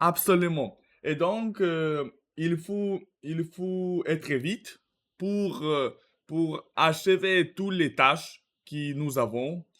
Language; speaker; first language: French; non-native, learner; Russian